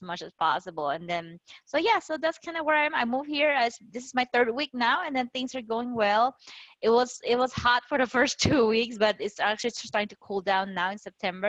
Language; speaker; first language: English; non-native, local second language; Filipino